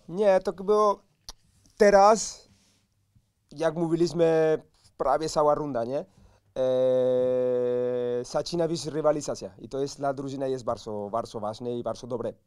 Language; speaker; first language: Polish; non-native, learner; Spanish